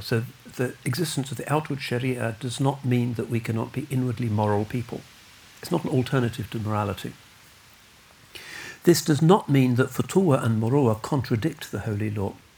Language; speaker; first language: English; native; English